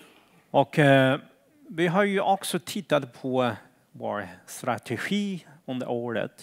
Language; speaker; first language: Swedish; non-native, fluent; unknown